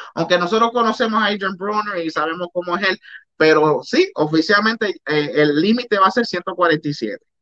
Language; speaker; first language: Spanish; native; Spanish